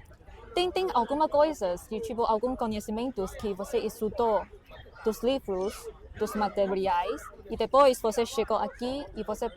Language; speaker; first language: Portuguese; non-native, fluent; Chinese